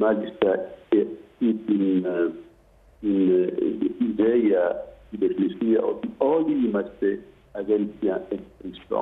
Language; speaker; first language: Greek; non-native, fluent; Arabic